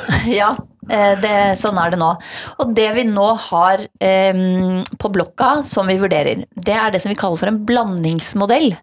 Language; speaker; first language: Norwegian; native; Norwegian